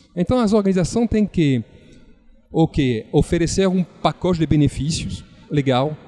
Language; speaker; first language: Portuguese; non-native, fluent; French